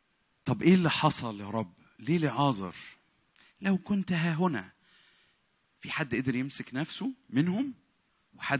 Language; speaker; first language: Arabic; native; Arabic